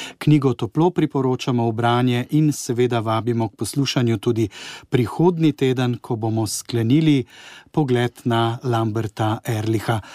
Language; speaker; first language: Slovenian; native; Slovenian